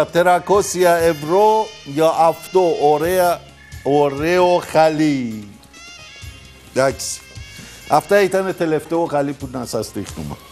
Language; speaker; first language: Greek; non-native, fluent; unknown